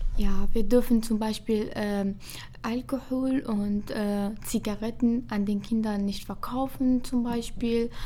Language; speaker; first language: German; non-native, fluent; Arabic